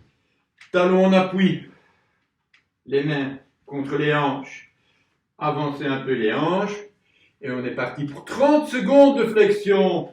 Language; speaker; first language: French; native; French